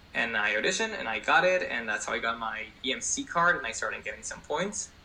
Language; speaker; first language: English; non-native, fluent; Spanish